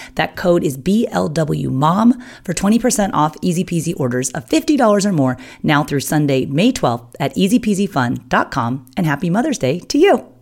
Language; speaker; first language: English; native; English